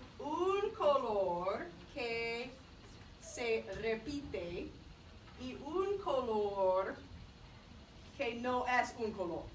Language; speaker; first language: Spanish; non-native, fluent; English